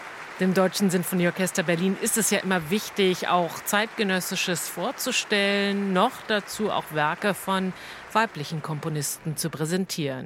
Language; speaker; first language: German; native; German